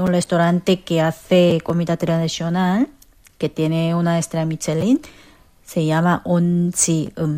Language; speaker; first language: Spanish; non-native, learner; Korean